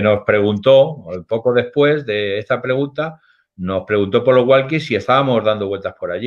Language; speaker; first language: Spanish; native; Spanish